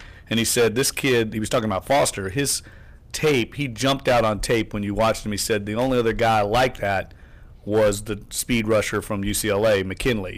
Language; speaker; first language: English; native; English